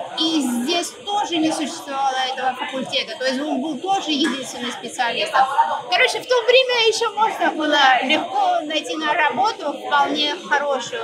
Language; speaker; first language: Russian; native; Russian